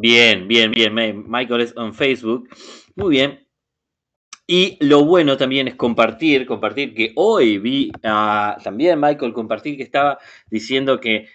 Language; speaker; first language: Spanish; non-native, fluent; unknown